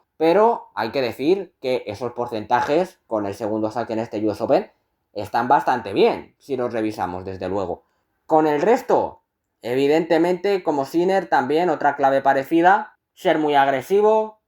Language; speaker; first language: Spanish; native; Spanish